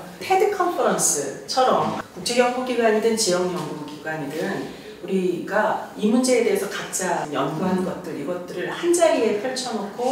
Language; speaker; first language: Korean; native; Korean